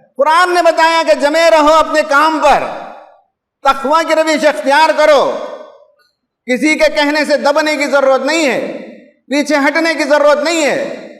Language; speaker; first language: Urdu; native; Urdu